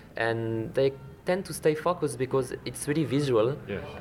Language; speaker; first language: English; non-native, fluent; French